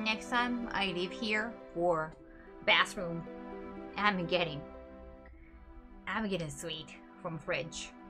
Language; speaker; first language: English; non-native, fluent; Japanese